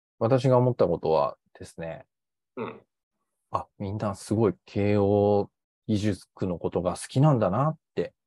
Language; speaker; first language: Japanese; native; Japanese